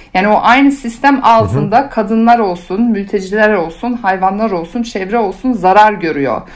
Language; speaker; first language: Turkish; early bilingual, heritage; Turkish